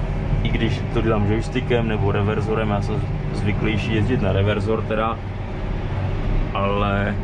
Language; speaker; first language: Czech; native; Czech